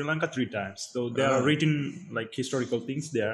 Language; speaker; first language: English; non-native, local second language; Sinhala